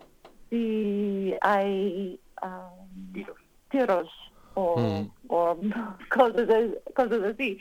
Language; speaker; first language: Spanish; non-native, learner; English